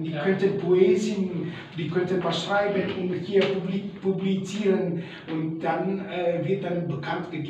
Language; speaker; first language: German; non-native, learner; Indonesian